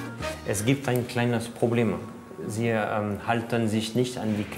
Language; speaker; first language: German; non-native, fluent; French